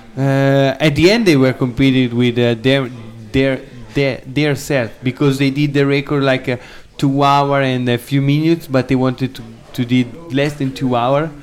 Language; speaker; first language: English; non-native, learner; Italian